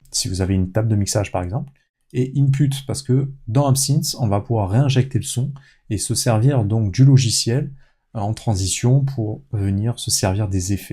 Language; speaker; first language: French; native; French